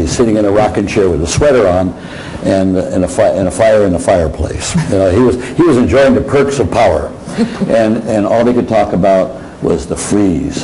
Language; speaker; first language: English; native; English